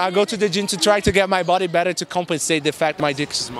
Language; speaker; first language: English; non-native, fluent; Portuguese